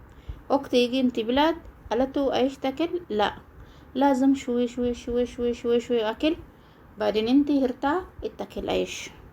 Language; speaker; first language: Arabic; non-native, learner; Oromo